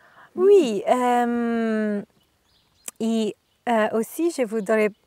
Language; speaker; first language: French; non-native, learner; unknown